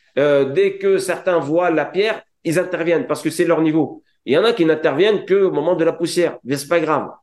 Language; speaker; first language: French; non-native, local second language; Arabic